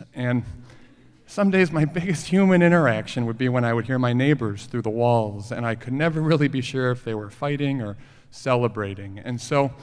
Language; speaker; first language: English; native; English